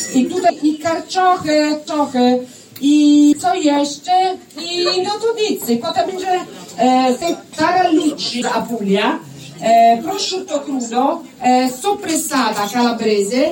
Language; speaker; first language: Polish; non-native, learner; Italian